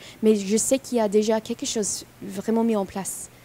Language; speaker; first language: French; non-native, fluent; English